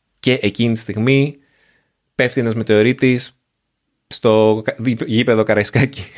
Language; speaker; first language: Greek; native; Greek